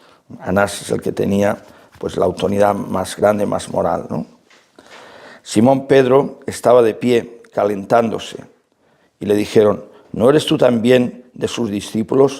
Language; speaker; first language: Spanish; native; Spanish